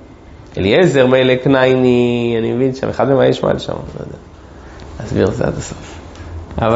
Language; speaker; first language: Hebrew; native; Hebrew